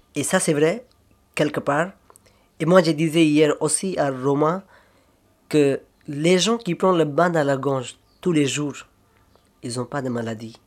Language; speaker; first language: French; non-native, learner; Hindi